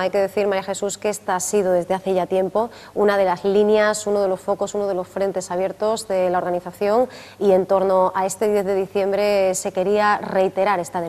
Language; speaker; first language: Spanish; native; Spanish